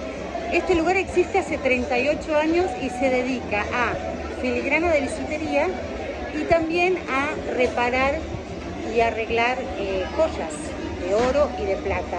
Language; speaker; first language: Spanish; native; Spanish